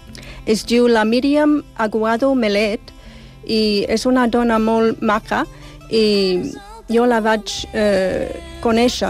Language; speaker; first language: Catalan; non-native, fluent; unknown